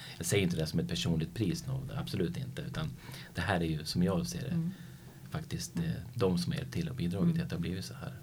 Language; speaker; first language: Swedish; native; Swedish